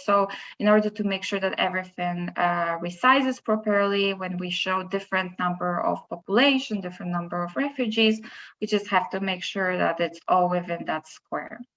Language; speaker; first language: English; non-native, fluent; Polish